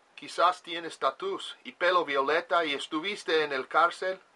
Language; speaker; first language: Spanish; non-native, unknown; English